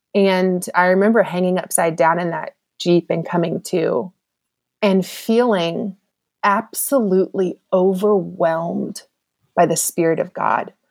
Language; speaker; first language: English; native; English